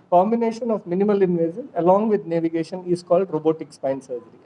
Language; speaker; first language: English; non-native, local second language; Kannada